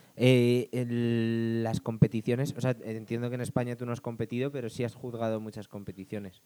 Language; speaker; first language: Spanish; native; Spanish